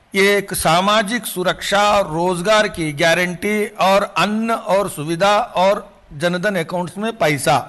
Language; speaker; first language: Hindi; non-native, local second language; Telugu